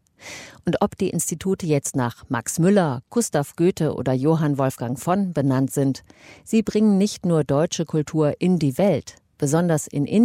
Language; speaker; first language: German; native; German